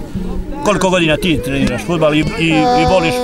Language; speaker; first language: Serbian; native; Serbian